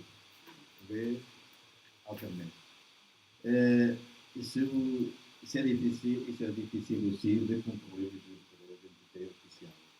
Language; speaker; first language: French; non-native, learner; Portuguese